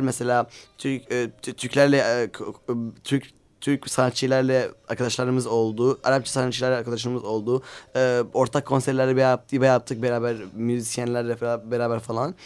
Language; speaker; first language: Turkish; non-native, learner; Arabic